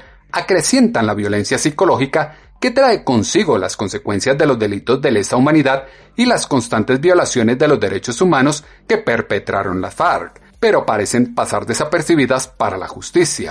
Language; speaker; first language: Spanish; native; Spanish